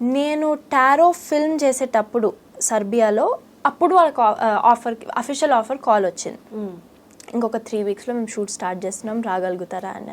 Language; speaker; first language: Telugu; early bilingual, heritage; Telugu